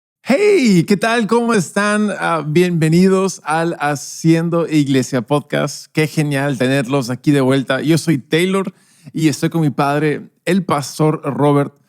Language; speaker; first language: Spanish; non-native, local second language; English